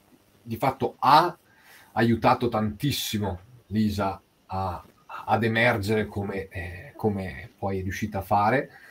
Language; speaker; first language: Italian; native; Italian